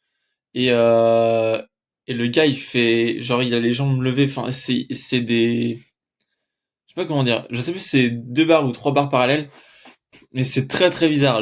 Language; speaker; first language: French; native; French